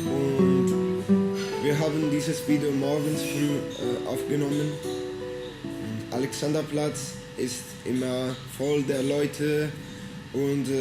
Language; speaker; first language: German; non-native, fluent; Italian